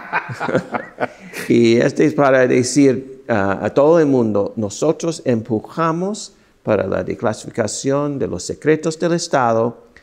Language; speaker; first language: Spanish; non-native, fluent; English